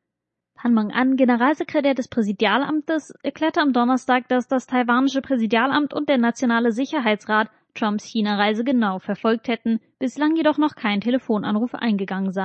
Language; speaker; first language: German; native; German